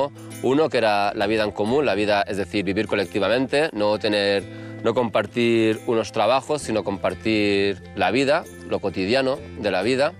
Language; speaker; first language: Spanish; native; Spanish